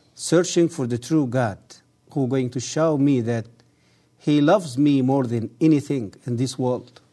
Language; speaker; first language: English; early bilingual, other home language; Arabic